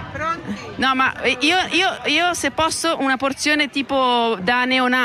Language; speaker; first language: Italian; native; Italian